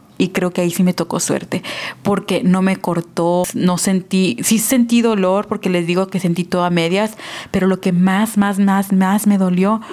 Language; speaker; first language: Spanish; early bilingual, heritage; Spanish